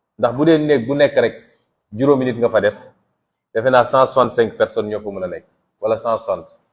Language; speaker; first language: Wolof; non-native, local second language; Jola-Fonyi